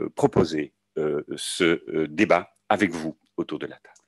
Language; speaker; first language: French; native; French